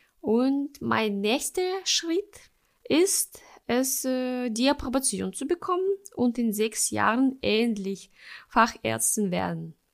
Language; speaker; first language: German; non-native, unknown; Russian